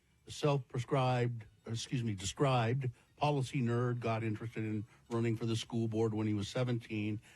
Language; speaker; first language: English; native; English